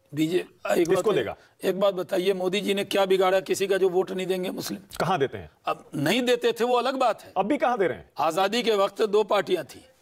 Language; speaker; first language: Hindi; native; Hindi